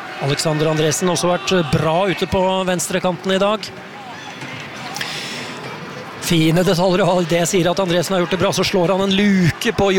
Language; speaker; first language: Norwegian; native; Norwegian